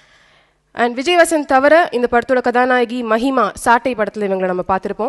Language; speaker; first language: Tamil; native; Tamil